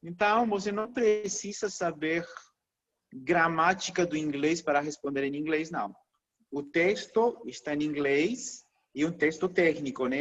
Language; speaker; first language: Portuguese; non-native, fluent; Spanish